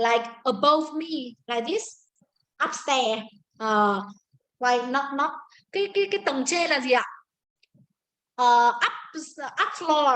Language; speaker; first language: English; non-native, learner; Vietnamese